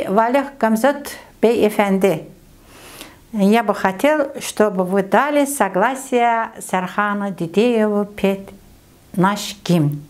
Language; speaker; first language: Russian; non-native, learner; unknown